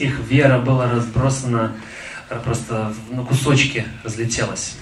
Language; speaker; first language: Russian; native; Russian